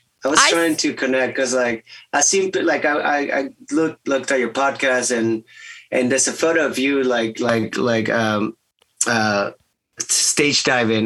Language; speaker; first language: English; non-native, fluent; Spanish